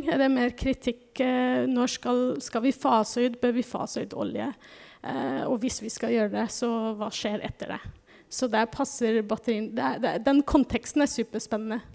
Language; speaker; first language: Norwegian; non-native, fluent; German